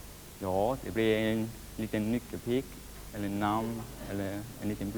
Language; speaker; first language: Swedish; non-native, fluent; Cantonese